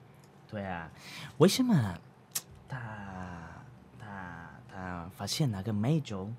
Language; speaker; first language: Chinese; non-native, learner; Spanish